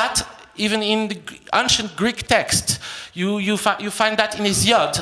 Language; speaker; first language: English; non-native, fluent; French